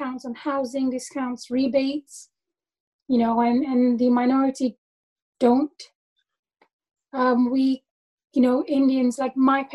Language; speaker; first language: English; non-native, local second language; Tamil